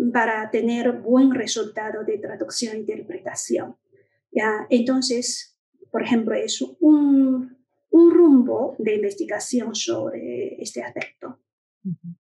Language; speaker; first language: Spanish; non-native, fluent; Chinese